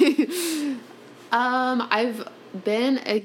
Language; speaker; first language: English; native; English